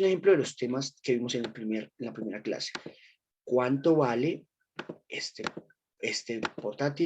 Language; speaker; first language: Spanish; native; Spanish